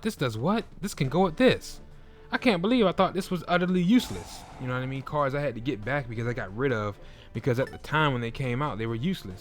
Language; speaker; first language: English; native; English